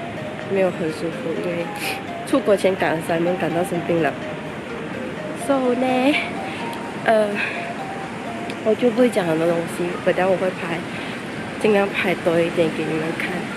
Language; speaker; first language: Chinese; early bilingual, heritage; Cantonese